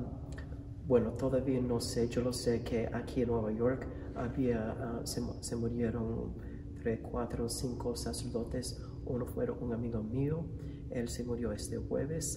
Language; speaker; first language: Spanish; non-native, fluent; English